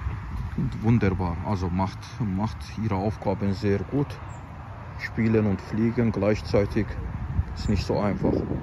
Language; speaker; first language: German; non-native, fluent; Azerbaijani